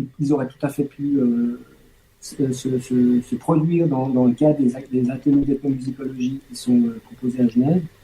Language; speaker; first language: French; native; French